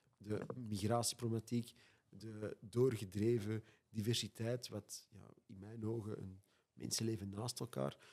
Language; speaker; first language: Dutch; native; Dutch